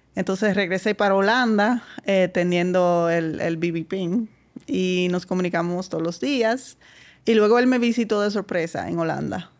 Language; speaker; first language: Spanish; non-native, fluent; Dutch